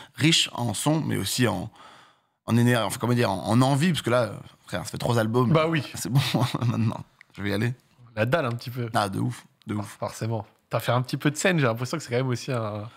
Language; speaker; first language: French; native; French